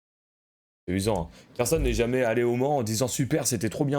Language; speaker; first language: French; native; French